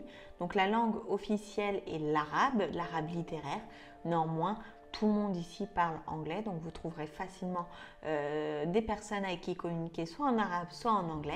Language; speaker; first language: French; native; French